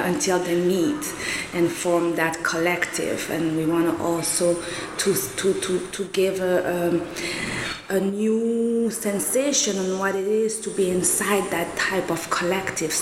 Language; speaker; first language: English; non-native, local second language; Kinyarwanda